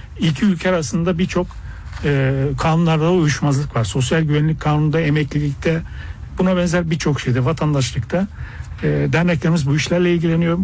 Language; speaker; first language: Turkish; native; Turkish